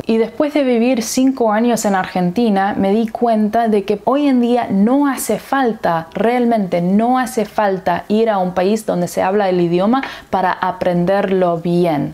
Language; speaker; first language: Spanish; early bilingual, heritage; English